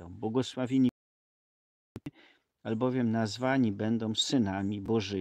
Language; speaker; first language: Polish; native; Polish